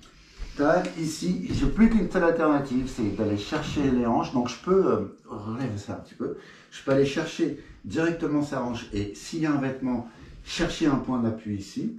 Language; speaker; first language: French; native; French